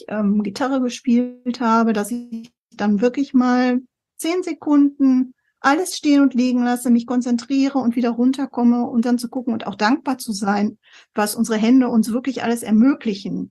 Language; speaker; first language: German; native; German